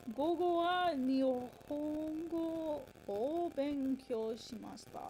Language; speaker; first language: Japanese; non-native, learner; English